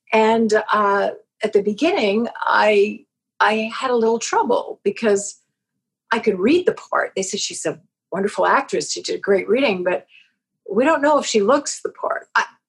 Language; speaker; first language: English; native; English